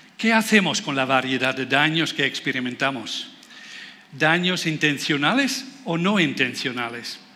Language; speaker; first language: Spanish; non-native, fluent; Dutch